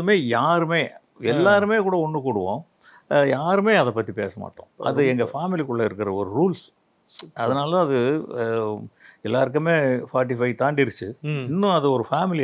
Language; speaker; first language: Tamil; native; Tamil